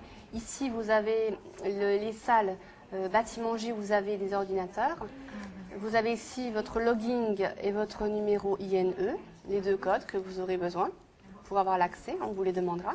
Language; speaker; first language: French; native; French